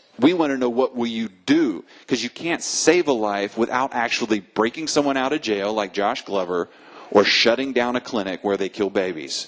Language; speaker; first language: English; native; English